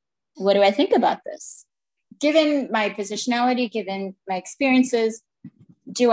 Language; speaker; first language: English; native; English